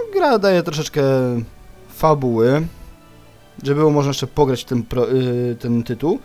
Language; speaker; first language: Polish; native; Polish